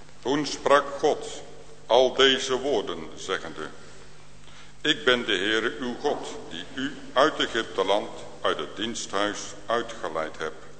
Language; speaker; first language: Dutch; native; Dutch